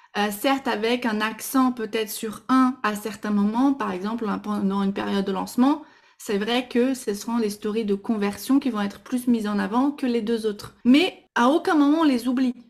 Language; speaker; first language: French; non-native, fluent; Portuguese